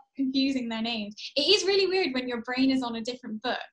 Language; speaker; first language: English; early bilingual, heritage; English